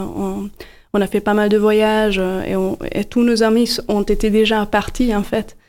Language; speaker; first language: French; non-native, fluent; Hungarian